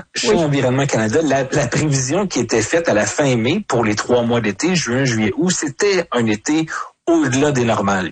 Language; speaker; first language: French; native; French